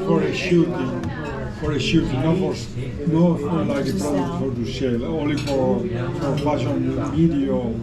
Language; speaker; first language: English; non-native, fluent; Spanish